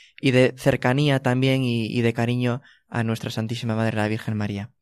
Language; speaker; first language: Spanish; native; Spanish